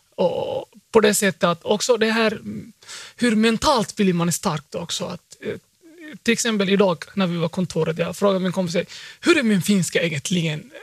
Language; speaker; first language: Swedish; early bilingual, other home language; Somali